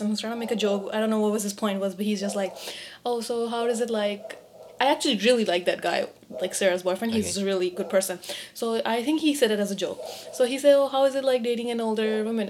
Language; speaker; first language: English; non-native, local second language; Urdu